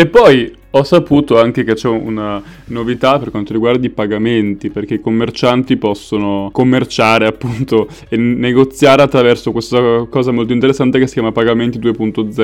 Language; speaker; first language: Italian; native; Italian